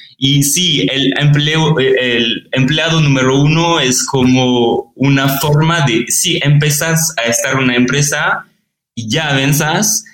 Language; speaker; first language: Spanish; non-native, fluent; French